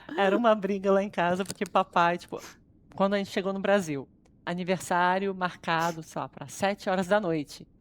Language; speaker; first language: Portuguese; early bilingual, other home language; Russian